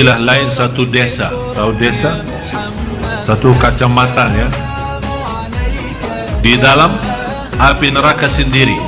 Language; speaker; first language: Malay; non-native, fluent; Arabic